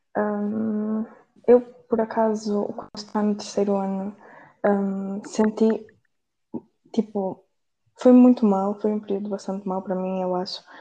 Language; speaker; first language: Portuguese; native; Portuguese